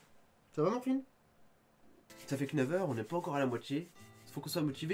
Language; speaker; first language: French; native; French